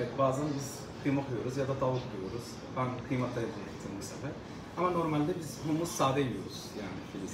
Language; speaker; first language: Turkish; non-native, fluent; Arabic